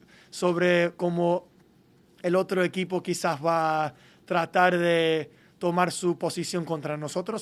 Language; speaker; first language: Spanish; non-native, fluent; English